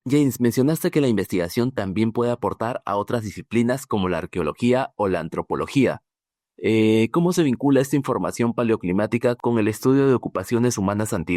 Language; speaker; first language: Spanish; native; Spanish